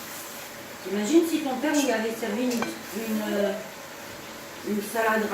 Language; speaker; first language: French; native; French